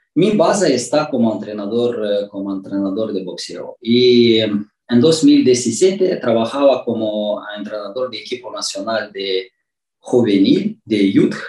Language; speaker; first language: Spanish; non-native, fluent; Romanian